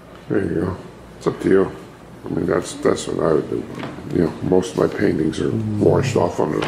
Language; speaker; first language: English; native; English